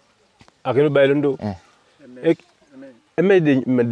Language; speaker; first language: Portuguese; non-native, local second language; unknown